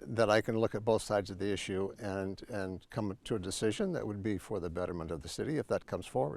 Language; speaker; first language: English; native; English